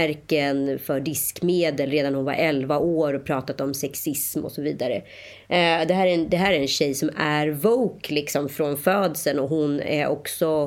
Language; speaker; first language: Swedish; native; Swedish